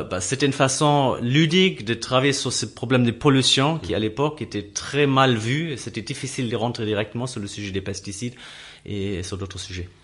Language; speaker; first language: French; non-native, fluent; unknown